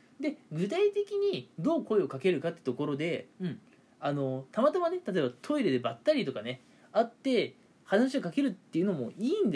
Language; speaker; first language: Japanese; native; Japanese